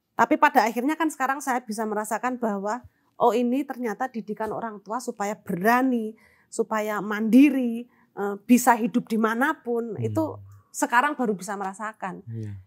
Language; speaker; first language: Indonesian; non-native, local second language; Javanese